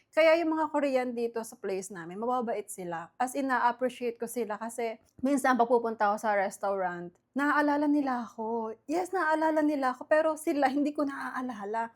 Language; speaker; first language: Filipino; native; Filipino